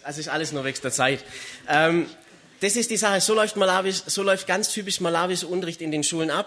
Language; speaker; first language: German; native; German